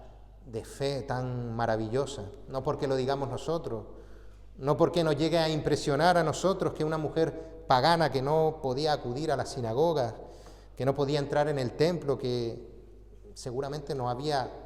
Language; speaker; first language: Spanish; native; Spanish